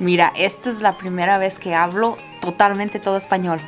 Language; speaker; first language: Spanish; early bilingual, heritage; Spanish